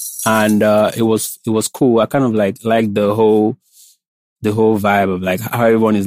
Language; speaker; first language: English; non-native, local second language; Igbo